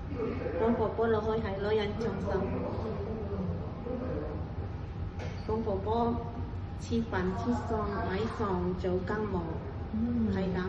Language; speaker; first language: Cantonese; non-native, learner; Indonesian